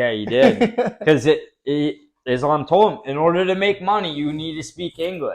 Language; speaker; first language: English; native; English